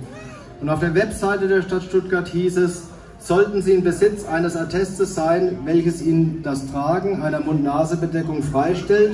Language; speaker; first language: German; native; German